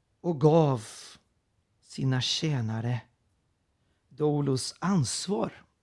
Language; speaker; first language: Swedish; non-native, fluent; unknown